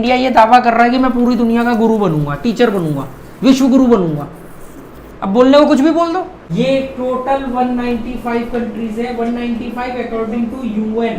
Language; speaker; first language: Hindi; native; Hindi